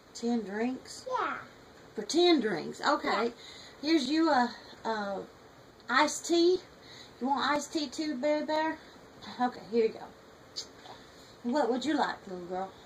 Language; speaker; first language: English; native; English